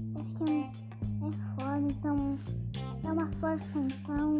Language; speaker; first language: Portuguese; non-native, learner; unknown